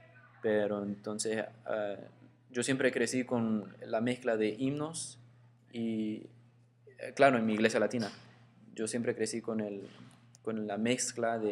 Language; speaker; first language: Spanish; early bilingual, heritage; Spanish